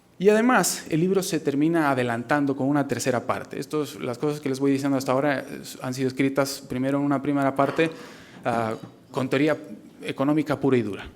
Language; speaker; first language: Spanish; native; Spanish